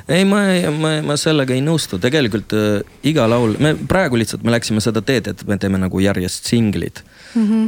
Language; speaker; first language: Estonian; non-native, local second language; Russian